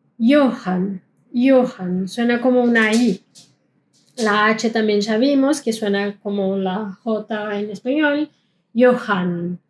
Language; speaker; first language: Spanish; non-native, fluent; German